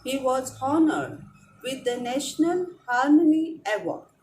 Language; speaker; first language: English; non-native, local second language; Marathi